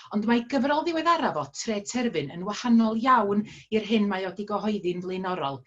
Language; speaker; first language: Welsh; native; Welsh